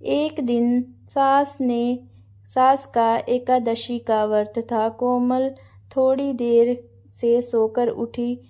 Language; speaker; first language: Hindi; non-native, local second language; Punjabi